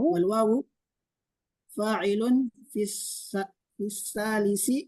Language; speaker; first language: Arabic; non-native, learner; Indonesian